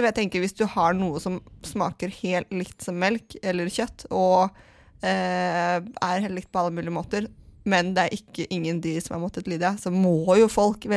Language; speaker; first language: Norwegian; native; Norwegian